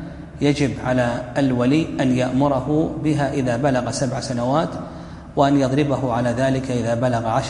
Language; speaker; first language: Arabic; native; Arabic